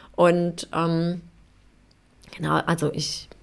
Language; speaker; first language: German; non-native, fluent; Polish